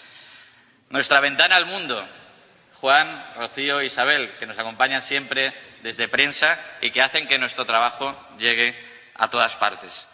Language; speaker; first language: Spanish; native; Spanish